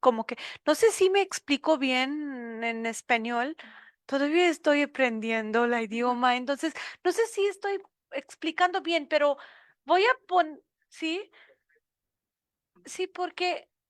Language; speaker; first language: Spanish; non-native, learner; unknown